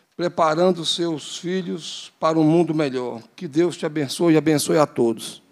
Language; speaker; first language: Portuguese; native; Portuguese